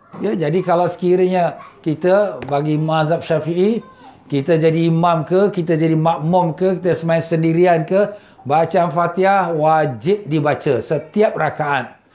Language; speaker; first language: Malay; native; Malay